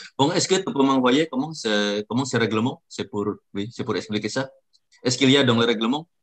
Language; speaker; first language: French; non-native, learner; Indonesian